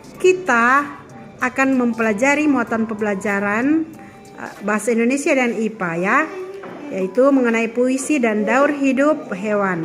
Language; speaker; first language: Indonesian; native; Indonesian